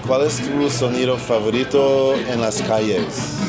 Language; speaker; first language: Spanish; non-native, learner; English